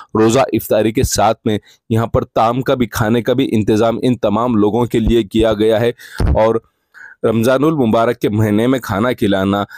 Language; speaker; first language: Urdu; native; Urdu